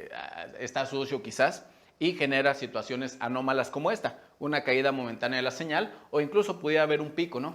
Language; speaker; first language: Spanish; native; Spanish